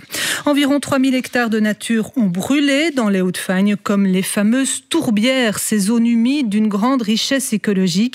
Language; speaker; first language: French; native; French